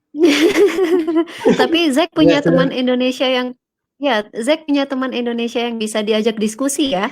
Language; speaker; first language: Indonesian; native; Indonesian